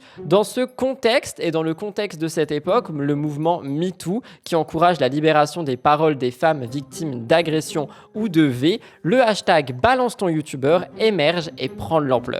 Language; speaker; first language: French; native; French